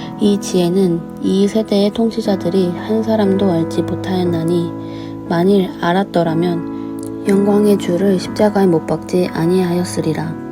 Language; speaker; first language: Korean; native; Korean